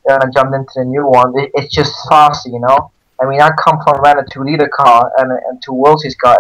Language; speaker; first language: English; non-native, fluent; Dutch